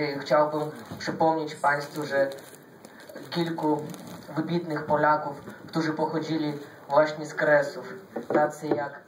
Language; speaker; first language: Polish; non-native, fluent; Russian